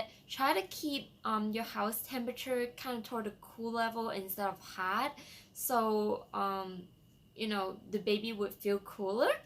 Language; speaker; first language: English; non-native, fluent; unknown